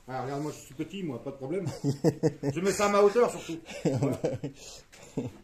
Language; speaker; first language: French; native; French